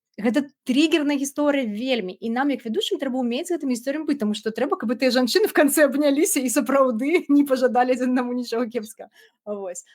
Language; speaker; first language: Belarusian; non-native, local second language; Russian